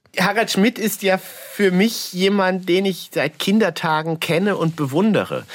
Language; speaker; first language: German; native; German